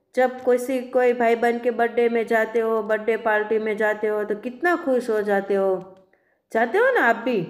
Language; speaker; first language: Hindi; non-native, local second language; Gujarati